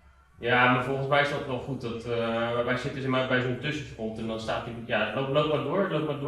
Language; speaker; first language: Dutch; native; Dutch